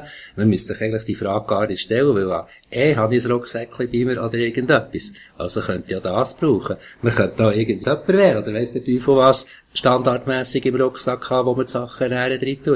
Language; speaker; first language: German; native; German